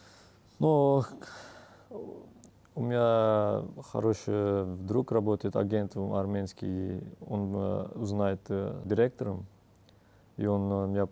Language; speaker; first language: Russian; non-native, learner; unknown